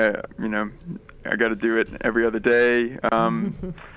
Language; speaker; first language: English; native; English